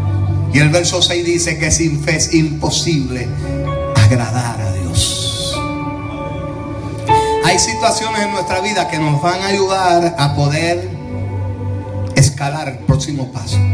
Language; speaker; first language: Spanish; native; Spanish